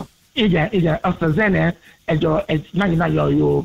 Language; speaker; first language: Hungarian; non-native, learner; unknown